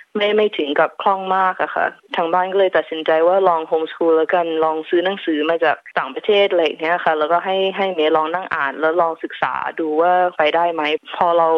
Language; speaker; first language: Thai; native; Thai